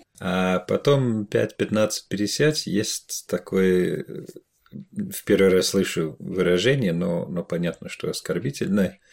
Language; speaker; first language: Russian; non-native, fluent; English